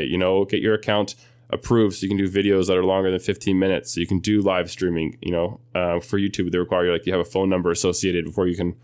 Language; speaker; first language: English; native; English